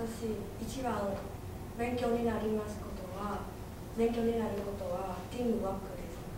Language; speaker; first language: Japanese; non-native, learner; Vietnamese